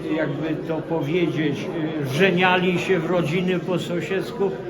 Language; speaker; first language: Polish; native; Polish